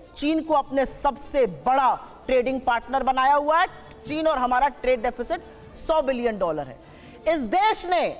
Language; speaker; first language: Hindi; native; Hindi